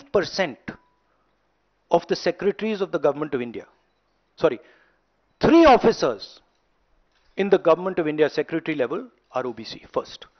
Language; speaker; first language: English; non-native, local second language; Hindi